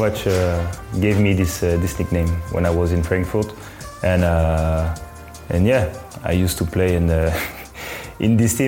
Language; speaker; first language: English; non-native, fluent; French